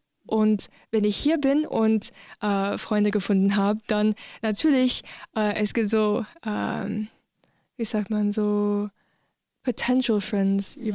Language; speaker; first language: German; non-native, learner; English